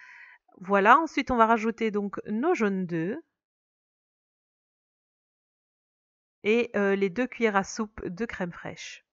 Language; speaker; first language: French; native; French